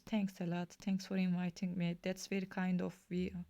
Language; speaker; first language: English; non-native, fluent; Turkish